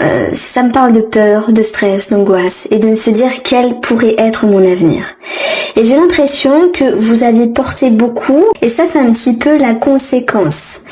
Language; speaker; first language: French; native; French